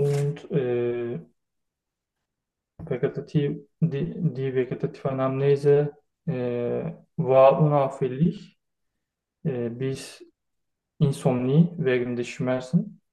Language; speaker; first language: German; non-native, learner; Turkish